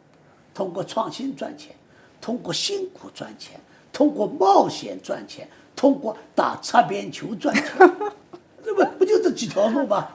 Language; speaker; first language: Chinese; native; Chinese